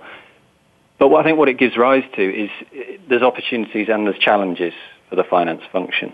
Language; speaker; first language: English; native; English